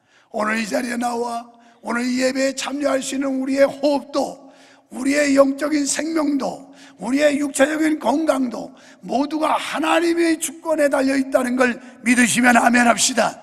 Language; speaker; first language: Korean; native; Korean